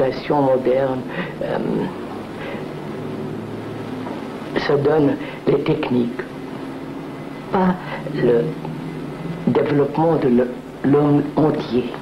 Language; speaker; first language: French; non-native, fluent; Telugu